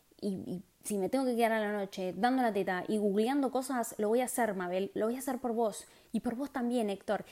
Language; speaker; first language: Spanish; native; Spanish